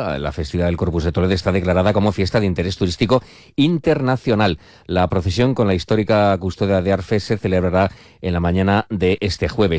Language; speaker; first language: Spanish; native; Spanish